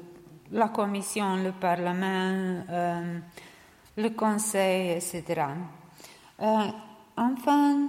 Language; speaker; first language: French; non-native, learner; Serbian